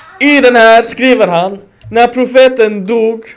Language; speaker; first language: Swedish; early bilingual, other home language; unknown